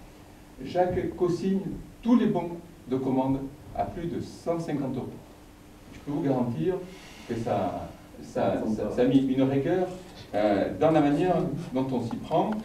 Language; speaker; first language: French; native; French